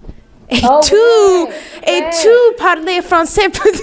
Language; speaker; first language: French; non-native, learner; English